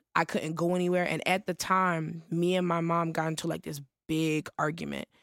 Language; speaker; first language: English; early bilingual, other home language; Haitian Creole